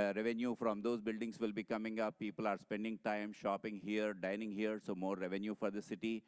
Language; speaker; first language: English; non-native, local second language; Telugu